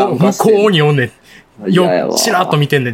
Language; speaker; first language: Japanese; native; Japanese